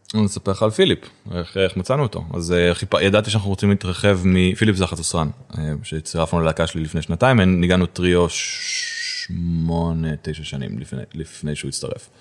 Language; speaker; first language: Hebrew; native; Hebrew